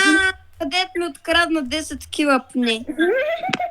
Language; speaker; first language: Bulgarian; native; Bulgarian